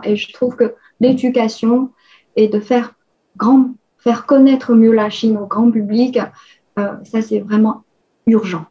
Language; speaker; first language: French; non-native, fluent; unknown